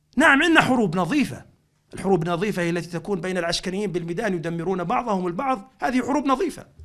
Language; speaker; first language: Arabic; native; Arabic